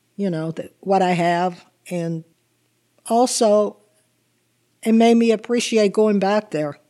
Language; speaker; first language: English; early bilingual, other home language; Italian